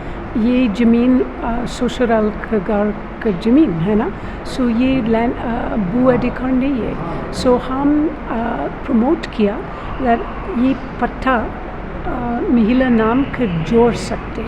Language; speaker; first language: Hindi; non-native, learner; English